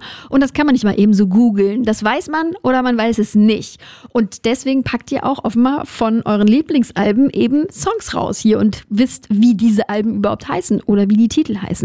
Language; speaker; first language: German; native; German